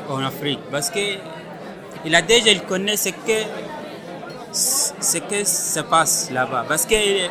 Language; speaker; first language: French; non-native, learner; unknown